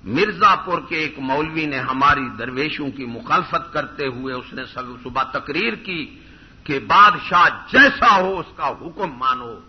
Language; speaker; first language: Urdu; non-native, local second language; Punjabi